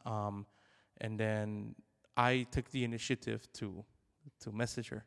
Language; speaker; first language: English; early bilingual, other home language; Spanish